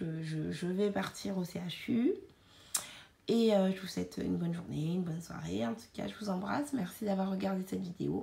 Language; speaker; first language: French; native; French